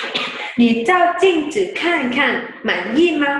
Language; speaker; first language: Chinese; non-native, fluent; Thai